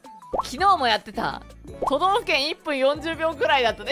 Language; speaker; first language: Japanese; native; Japanese